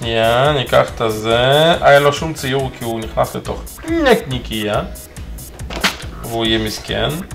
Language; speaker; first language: Hebrew; native; Hebrew